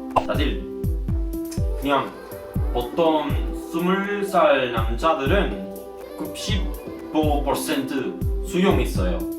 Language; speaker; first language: Korean; non-native, learner; Spanish